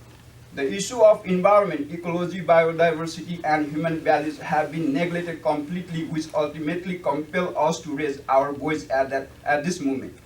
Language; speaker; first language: English; non-native, fluent; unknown